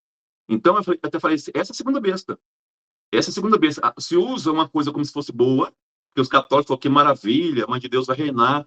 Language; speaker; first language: Portuguese; native; Portuguese